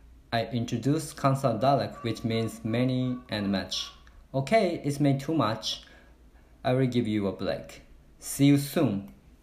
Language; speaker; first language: English; non-native, learner; Japanese